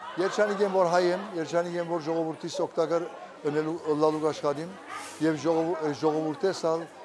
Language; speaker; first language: Armenian; early bilingual, heritage; Armenian